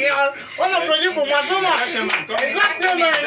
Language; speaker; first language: French; native; French